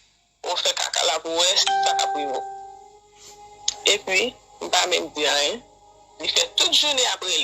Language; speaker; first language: Haitian Creole; native; Haitian Creole